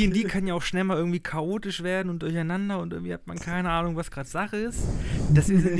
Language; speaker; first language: German; native; German